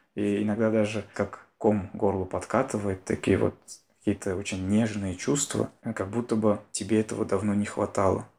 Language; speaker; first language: Russian; native; Russian